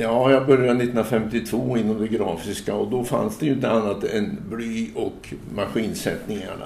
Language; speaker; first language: Swedish; native; Swedish